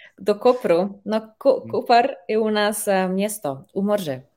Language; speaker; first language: Czech; non-native, fluent; Slovenian